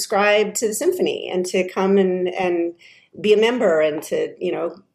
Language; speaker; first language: English; native; English